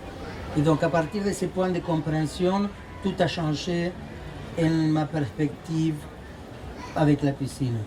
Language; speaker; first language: French; non-native, fluent; Spanish